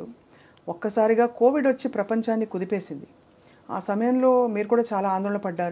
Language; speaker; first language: Telugu; native; Telugu